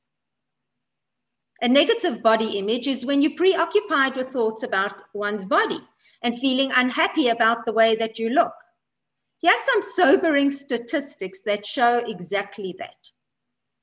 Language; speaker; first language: English; non-native, fluent; Polish